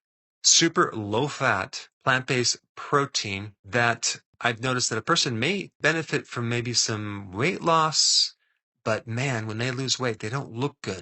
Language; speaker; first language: English; native; English